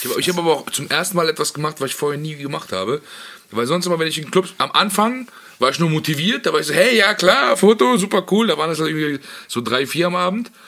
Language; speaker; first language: German; early bilingual, other home language; Persian